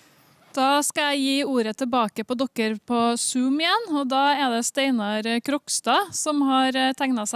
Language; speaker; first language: Norwegian; native; Norwegian